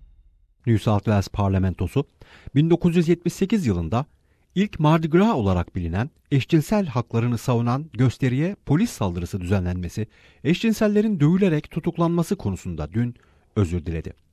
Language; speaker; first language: Turkish; native; Turkish